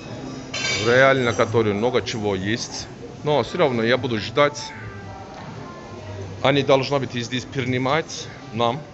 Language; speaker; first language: Russian; non-native, learner; Turkish